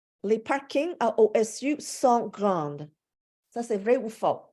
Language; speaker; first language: French; non-native, fluent; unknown